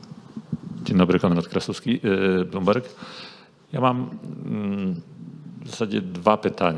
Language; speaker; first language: Polish; native; Polish